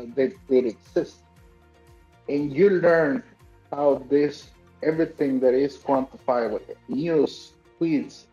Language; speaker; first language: English; native; English